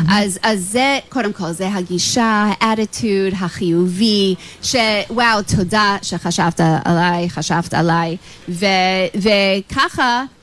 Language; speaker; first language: Hebrew; non-native, fluent; English